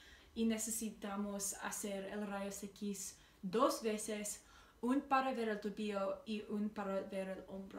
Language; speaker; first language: Spanish; non-native, learner; English